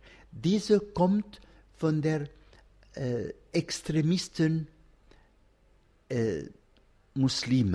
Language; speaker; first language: German; non-native, fluent; Arabic